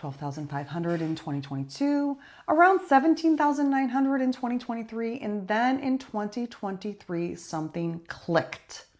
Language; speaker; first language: English; native; English